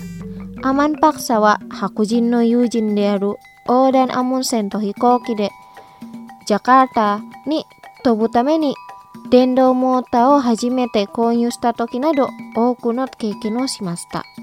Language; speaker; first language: Japanese; non-native, fluent; Indonesian